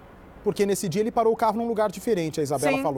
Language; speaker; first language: Portuguese; native; Portuguese